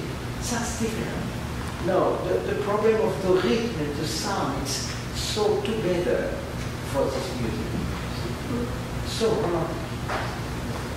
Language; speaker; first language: English; non-native, learner; French